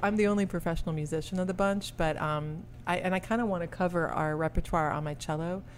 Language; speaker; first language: English; early bilingual, other home language; French